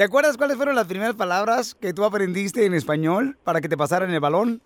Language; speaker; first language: Spanish; native; Spanish